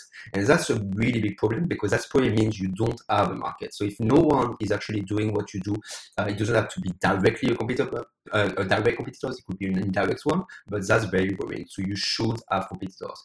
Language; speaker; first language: English; non-native, fluent; French